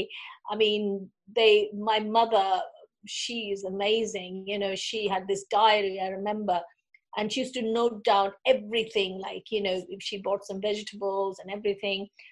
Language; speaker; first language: English; non-native, local second language; Bangla